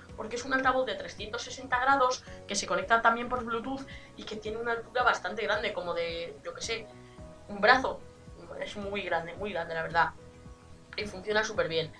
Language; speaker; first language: Spanish; native; Spanish